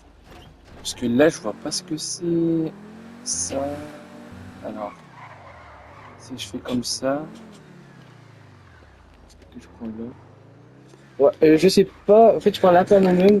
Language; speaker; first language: French; native; French